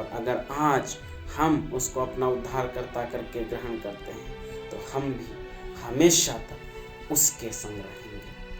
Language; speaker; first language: Hindi; native; Hindi